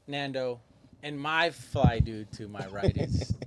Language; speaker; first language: English; native; English